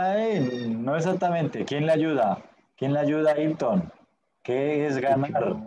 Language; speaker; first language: Portuguese; non-native, fluent; Spanish